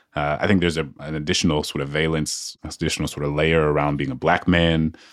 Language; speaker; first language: English; native; English